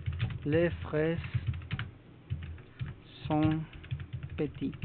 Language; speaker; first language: French; non-native, learner; Spanish